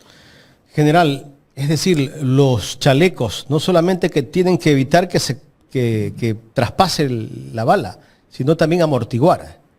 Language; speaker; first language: Spanish; native; Spanish